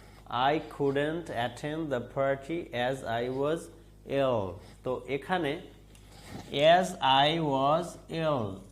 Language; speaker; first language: English; non-native, local second language; Bangla